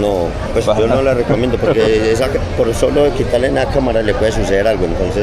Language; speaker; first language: Spanish; native; Spanish